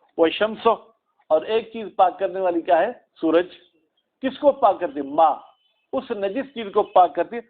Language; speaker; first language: Urdu; non-native, local second language; Sindhi